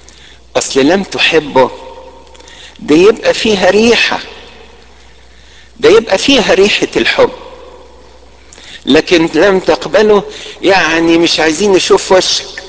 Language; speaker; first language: Arabic; native; Arabic